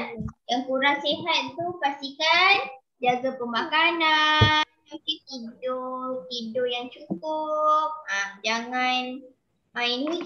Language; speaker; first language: Malay; native; Malay